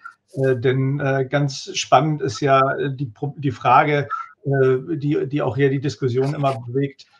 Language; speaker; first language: German; native; German